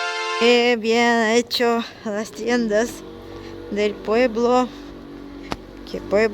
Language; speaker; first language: Spanish; non-native, fluent; Russian